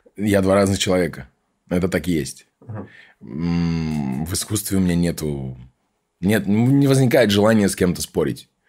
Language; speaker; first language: Russian; early bilingual, heritage; Russian